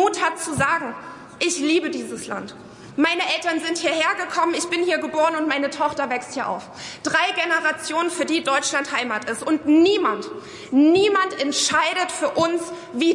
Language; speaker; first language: German; early bilingual, other home language; Arabic